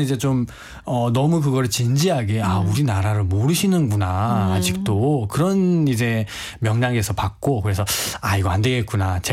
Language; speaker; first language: Korean; non-native, fluent; Nepali